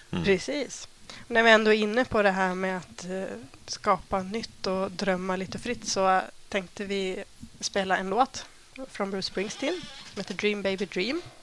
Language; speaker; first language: Swedish; native; Swedish